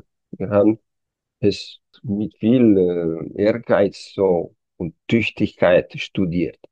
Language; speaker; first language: German; non-native, fluent; Romanian